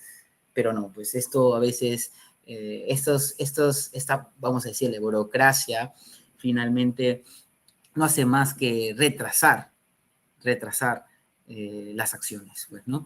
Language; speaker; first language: Spanish; native; Spanish